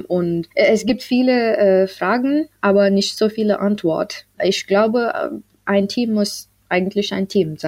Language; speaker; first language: German; non-native, learner; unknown